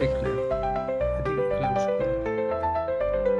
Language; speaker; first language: English; non-native, learner; Arabic